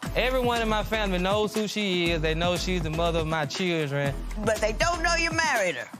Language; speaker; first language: English; native; English